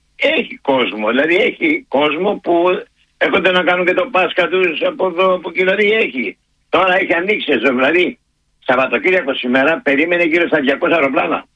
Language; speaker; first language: Greek; native; Greek